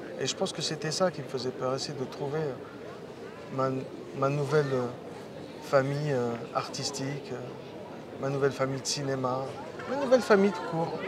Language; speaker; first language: French; early bilingual, other home language; Riffian